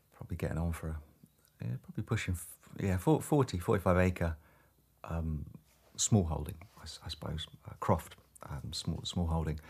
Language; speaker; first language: English; native; English